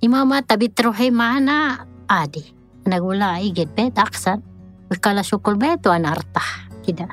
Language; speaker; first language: Arabic; non-native, learner; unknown